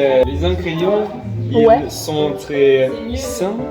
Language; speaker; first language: French; non-native, learner; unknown